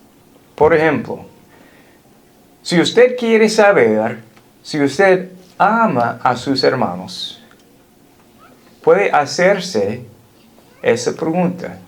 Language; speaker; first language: Spanish; non-native, fluent; English